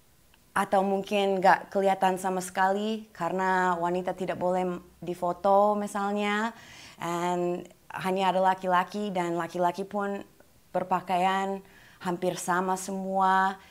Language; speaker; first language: Indonesian; non-native, fluent; English